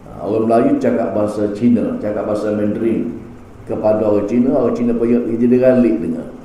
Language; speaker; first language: Malay; native; Malay